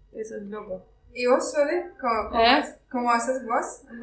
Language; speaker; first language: Spanish; non-native, fluent; French